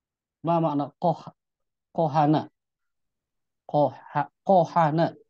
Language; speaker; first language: Arabic; non-native, fluent; Indonesian